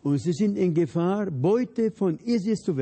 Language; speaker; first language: German; non-native, fluent; Arabic